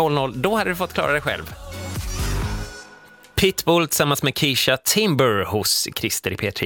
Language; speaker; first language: Swedish; native; Swedish